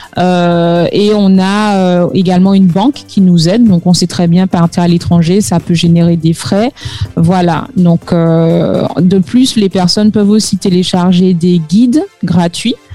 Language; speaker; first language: French; native; French